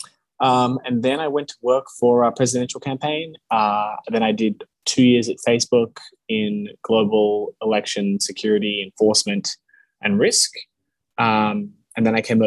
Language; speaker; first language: English; native; English